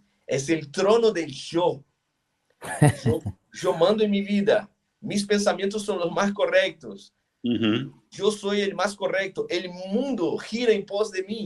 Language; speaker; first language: Spanish; non-native, fluent; Portuguese